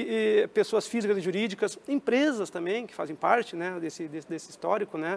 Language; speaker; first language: Portuguese; native; Portuguese